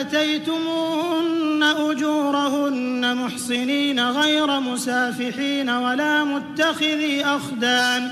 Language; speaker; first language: Arabic; native; Arabic